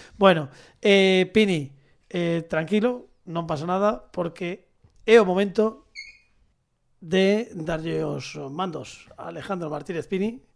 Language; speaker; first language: Galician; native; Galician